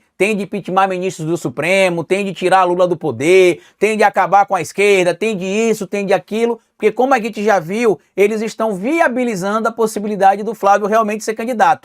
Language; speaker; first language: Portuguese; native; Portuguese